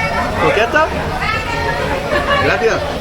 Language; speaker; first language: Spanish; non-native, learner; English